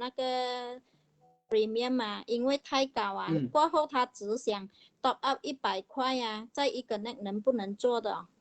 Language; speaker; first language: Chinese; native; Chinese